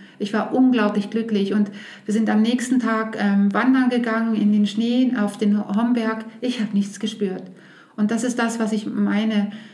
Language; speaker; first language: German; native; German